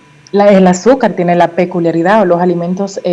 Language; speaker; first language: Spanish; native; Spanish